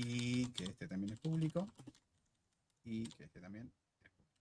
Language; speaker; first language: Spanish; native; Spanish